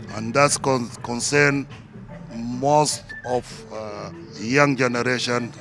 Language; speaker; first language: English; non-native, learner; Arabic